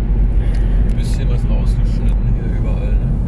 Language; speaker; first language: German; native; German